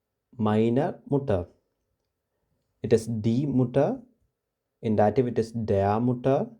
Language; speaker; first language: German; non-native, fluent; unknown